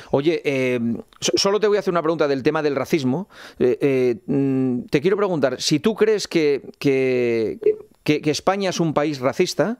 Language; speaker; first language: Spanish; native; Spanish